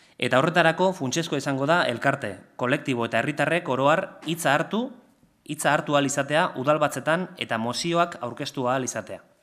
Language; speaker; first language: Basque; non-native, local second language; Spanish